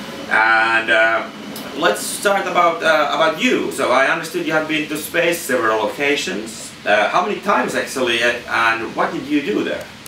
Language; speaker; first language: English; non-native, fluent; Finnish